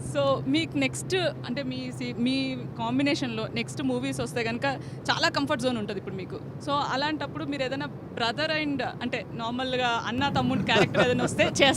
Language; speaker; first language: Telugu; native; Telugu